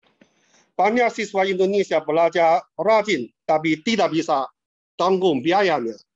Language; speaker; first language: Indonesian; non-native, fluent; Chinese